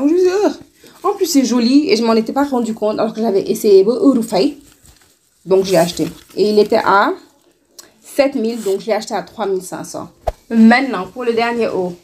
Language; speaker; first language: French; non-native, local second language; Wolof